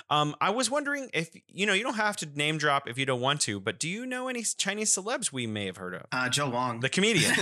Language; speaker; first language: English; native; English